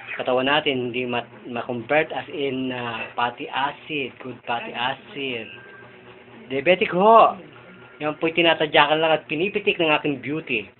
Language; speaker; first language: Filipino; native; Filipino